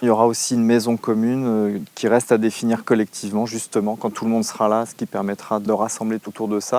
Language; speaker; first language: French; native; French